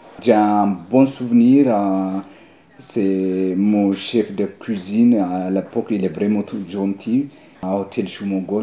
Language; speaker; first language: French; non-native, learner; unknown